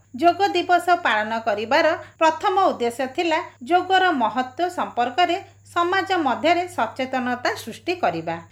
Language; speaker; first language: Odia; native; Odia